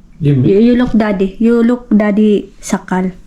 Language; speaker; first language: English; non-native, local second language; Cebuano